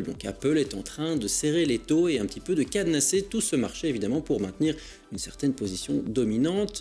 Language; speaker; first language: French; native; French